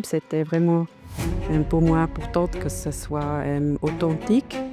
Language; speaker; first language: French; non-native, learner; German